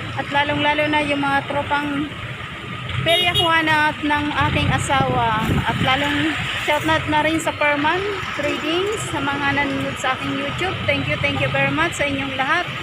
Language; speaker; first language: Filipino; native; Filipino